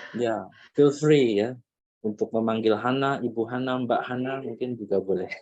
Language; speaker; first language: Indonesian; native; Indonesian